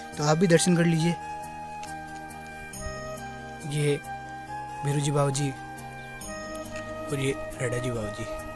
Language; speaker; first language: Hindi; non-native, local second language; Rajasthani